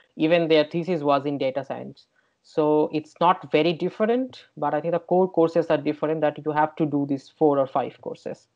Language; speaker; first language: English; non-native, local second language; Bangla